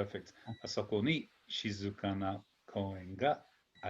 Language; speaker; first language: Japanese; non-native, fluent; English